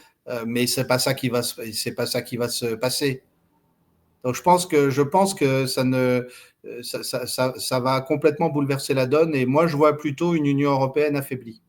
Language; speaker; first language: French; native; French